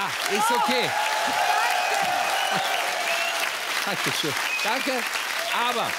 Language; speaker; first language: German; native; German